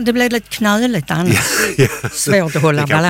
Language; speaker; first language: Swedish; native; Swedish